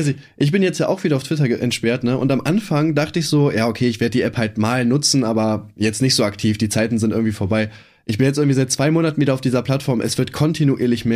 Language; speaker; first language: German; native; German